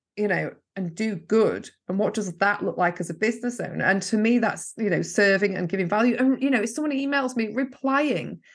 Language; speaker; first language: English; native; English